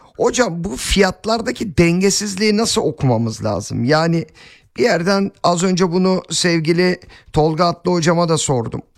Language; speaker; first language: Turkish; native; Turkish